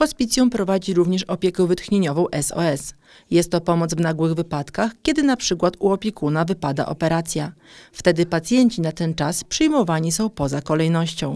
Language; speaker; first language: Polish; native; Polish